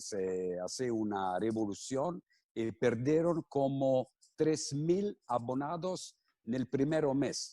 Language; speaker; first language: Spanish; non-native, fluent; Italian